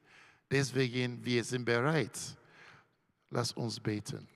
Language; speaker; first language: German; non-native, learner; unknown